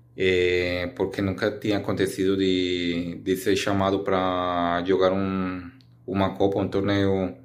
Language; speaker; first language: Portuguese; non-native, learner; Spanish